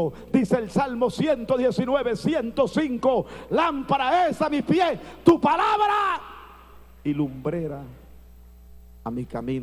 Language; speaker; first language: Spanish; native; Spanish